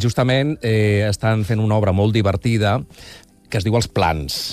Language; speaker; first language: Catalan; native; Catalan